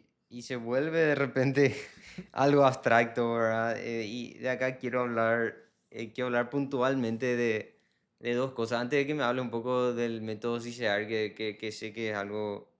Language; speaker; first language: Spanish; native; Spanish